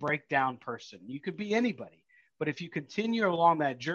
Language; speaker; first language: English; native; English